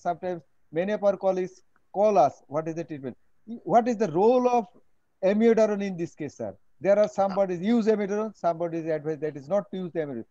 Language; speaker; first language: English; non-native, local second language; Bangla